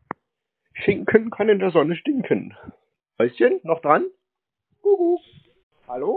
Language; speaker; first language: German; native; German